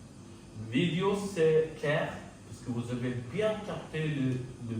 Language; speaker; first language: French; non-native, learner; Tamil